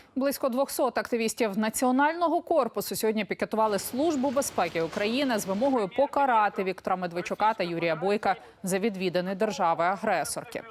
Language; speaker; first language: Ukrainian; native; Ukrainian